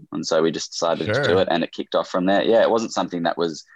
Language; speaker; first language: English; native; English